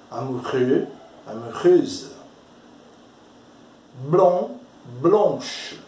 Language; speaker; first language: French; non-native, fluent; Portuguese